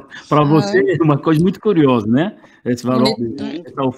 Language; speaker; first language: Portuguese; non-native, fluent; French